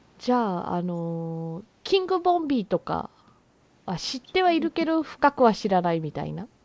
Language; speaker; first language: Japanese; early bilingual, heritage; Japanese